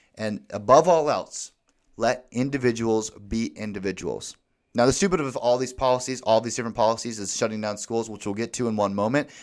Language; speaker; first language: English; native; English